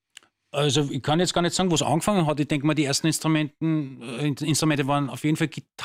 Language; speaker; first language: German; native; German